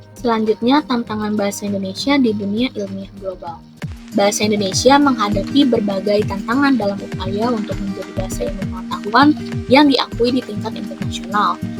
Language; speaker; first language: Indonesian; native; Indonesian